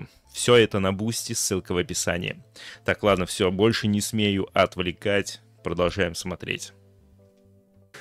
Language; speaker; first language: Russian; native; Russian